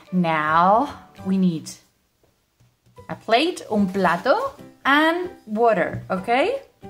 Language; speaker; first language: English; non-native, fluent; Spanish